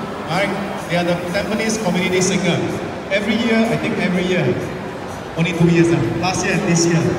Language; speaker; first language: English; non-native, local second language; Chinese